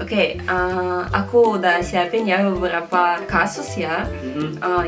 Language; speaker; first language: Indonesian; non-native, fluent; Russian